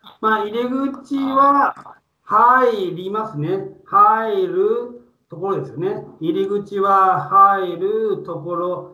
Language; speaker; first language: Japanese; non-native, fluent; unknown